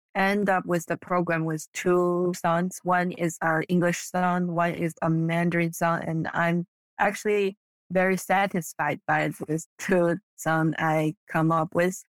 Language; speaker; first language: English; non-native, fluent; Chinese